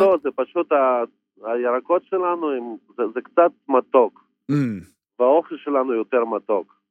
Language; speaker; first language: Hebrew; non-native, fluent; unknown